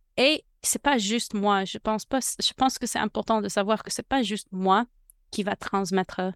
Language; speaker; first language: French; non-native, fluent; English